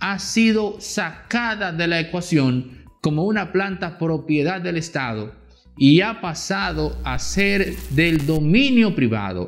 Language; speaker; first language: Spanish; native; Spanish